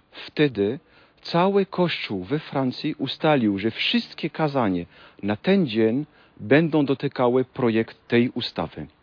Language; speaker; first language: Polish; non-native, fluent; French